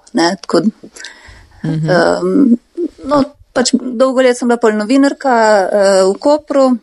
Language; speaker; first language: Slovenian; native; Slovenian